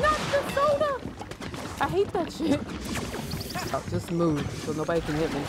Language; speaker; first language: English; native; English